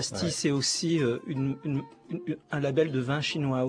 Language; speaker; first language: French; native; French